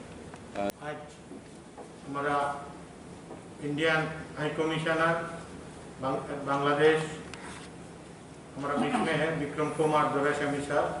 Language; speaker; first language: Hindi; non-native, local second language; Bangla